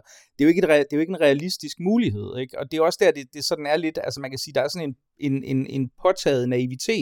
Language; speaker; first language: Danish; native; Danish